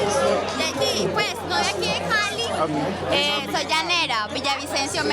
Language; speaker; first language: Spanish; native; Spanish